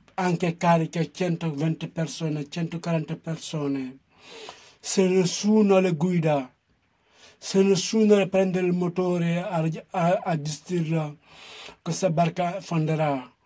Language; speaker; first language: Italian; non-native, fluent; Wolof